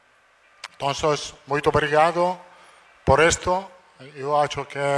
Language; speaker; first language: Portuguese; non-native, fluent; Italian